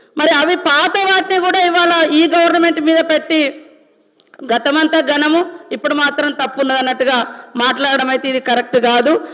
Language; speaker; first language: Telugu; native; Telugu